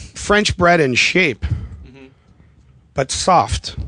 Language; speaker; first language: English; native; English